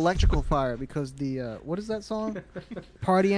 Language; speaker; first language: English; native; English